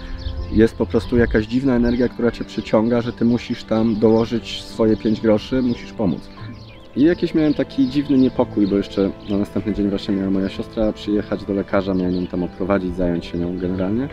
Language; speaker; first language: Polish; native; Polish